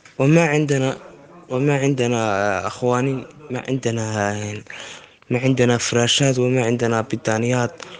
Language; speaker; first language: Arabic; non-native, local second language; Somali